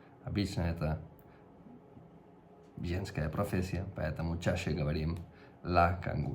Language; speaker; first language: Russian; non-native, fluent; Catalan